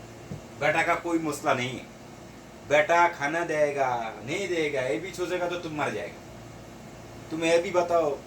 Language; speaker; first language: Hindi; non-native, learner; Bangla